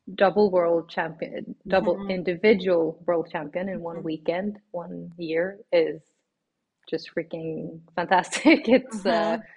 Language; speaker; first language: English; non-native, fluent; Swedish